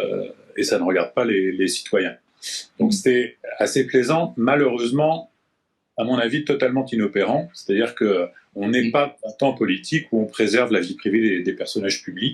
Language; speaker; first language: French; native; French